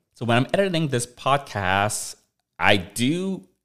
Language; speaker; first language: English; early bilingual, other home language; Cantonese